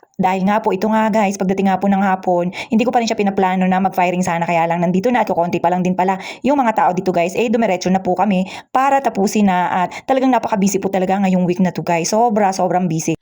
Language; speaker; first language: Filipino; native; Filipino